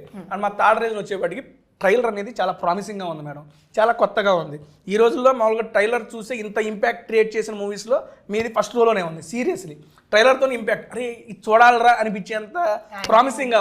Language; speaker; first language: Telugu; native; Telugu